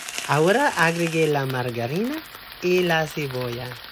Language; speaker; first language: Spanish; non-native, learner; Filipino